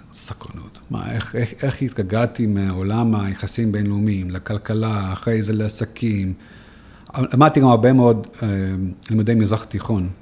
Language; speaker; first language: Hebrew; non-native, fluent; English